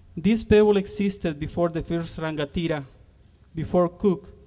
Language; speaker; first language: English; non-native, fluent; Spanish